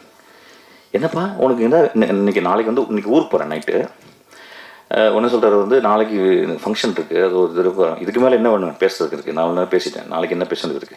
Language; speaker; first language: Tamil; native; Tamil